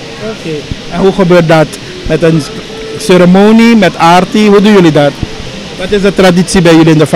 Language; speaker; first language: Dutch; native; Dutch